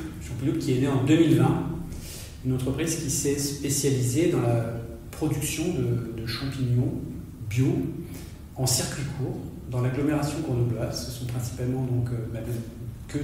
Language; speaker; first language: French; native; French